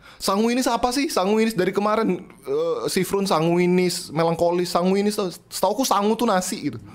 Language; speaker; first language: Indonesian; native; Indonesian